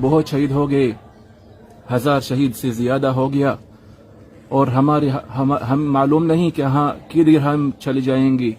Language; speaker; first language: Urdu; non-native, fluent; Arabic